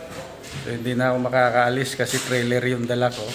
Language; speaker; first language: Filipino; native; Filipino